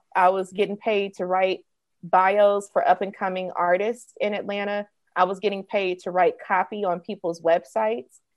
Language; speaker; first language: English; native; English